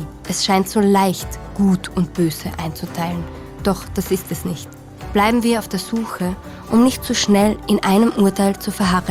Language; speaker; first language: German; native; German